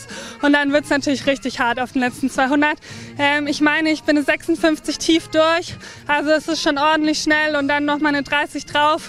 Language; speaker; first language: German; native; German